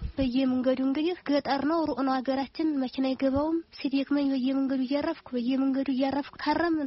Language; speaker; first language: Amharic; native; Amharic